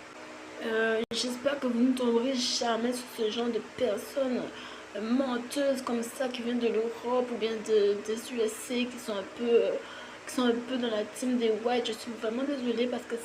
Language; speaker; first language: French; native; French